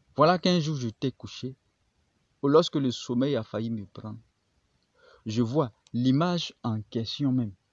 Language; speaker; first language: French; non-native, local second language; Baoulé